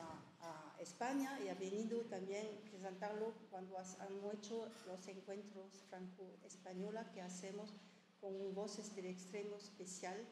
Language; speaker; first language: Spanish; early bilingual, heritage; French